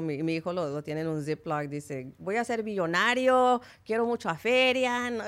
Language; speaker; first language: Spanish; early bilingual, heritage; Spanish